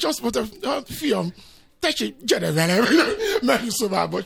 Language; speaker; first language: Hungarian; non-native, fluent; Yoruba